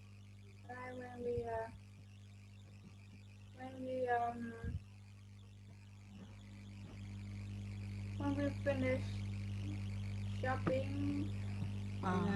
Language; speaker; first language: English; non-native, learner; Vietnamese